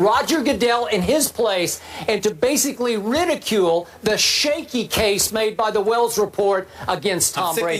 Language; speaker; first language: English; native; English